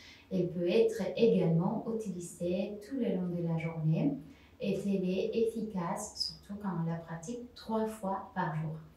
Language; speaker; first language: French; non-native, fluent; Spanish